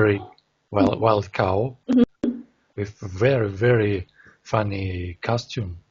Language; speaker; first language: English; non-native, learner; Russian